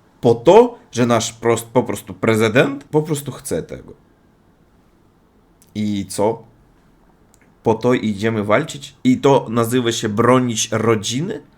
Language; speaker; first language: Polish; non-native, learner; Russian